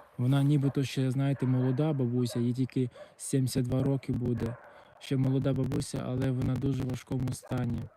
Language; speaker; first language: Ukrainian; non-native, local second language; Russian